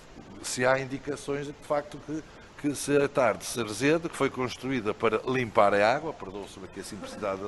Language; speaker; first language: Portuguese; native; Portuguese